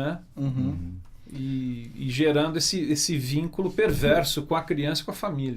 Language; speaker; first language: Portuguese; native; Portuguese